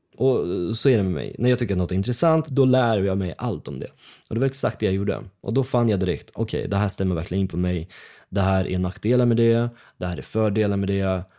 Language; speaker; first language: Swedish; early bilingual, other home language; Russian